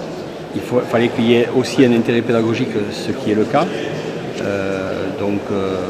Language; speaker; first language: French; native; French